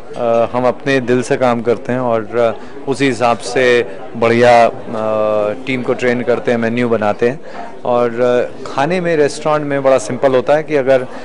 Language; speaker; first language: Hindi; native; Hindi